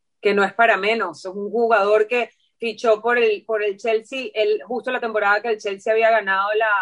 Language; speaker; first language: Spanish; native; Spanish